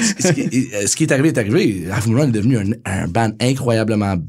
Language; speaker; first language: French; native; French